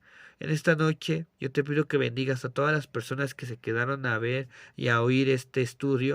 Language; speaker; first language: Spanish; native; Spanish